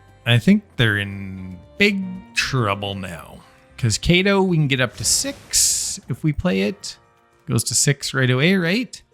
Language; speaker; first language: English; native; English